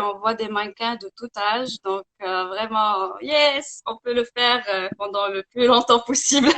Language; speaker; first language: French; non-native, local second language; Arabic